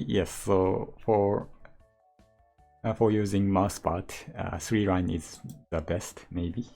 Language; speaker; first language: English; non-native, learner; Japanese